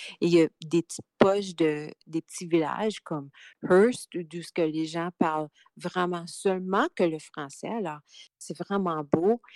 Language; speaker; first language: French; native; French